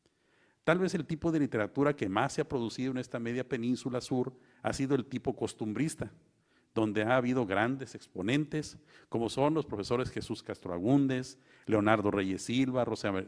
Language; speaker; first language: Spanish; native; Spanish